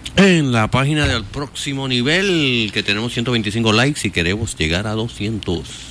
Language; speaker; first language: Spanish; native; Spanish